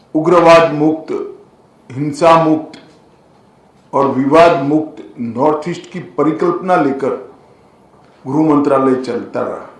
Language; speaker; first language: Hindi; non-native, local second language; Gujarati